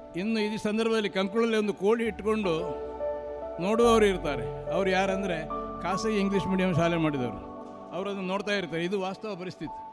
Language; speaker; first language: Kannada; non-native, local second language; Marathi